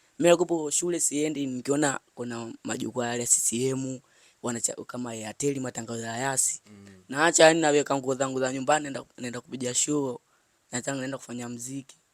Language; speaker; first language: Swahili; native; Swahili